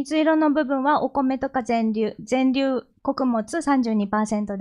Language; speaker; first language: Japanese; non-native, fluent; Korean